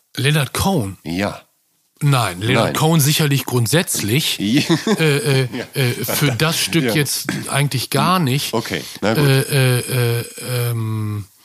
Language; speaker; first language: German; native; German